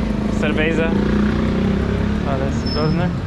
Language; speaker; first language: Spanish; non-native, learner; English